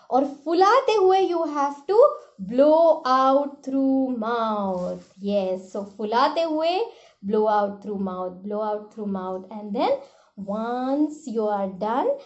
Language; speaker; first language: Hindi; non-native, local second language; Marathi